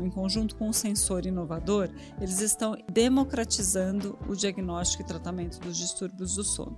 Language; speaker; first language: Portuguese; native; Portuguese